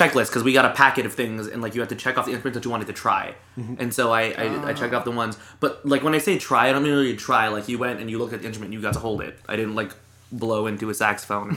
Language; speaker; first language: English; native; English